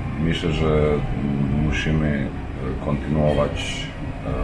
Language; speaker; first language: Polish; non-native, learner; Serbian